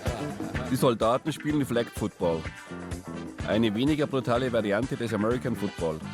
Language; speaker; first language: German; native; German